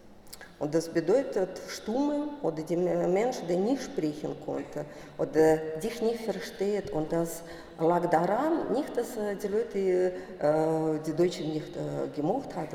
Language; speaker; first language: German; non-native, fluent; Russian